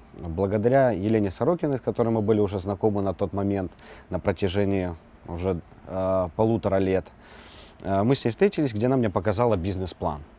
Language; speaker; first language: Russian; native; Russian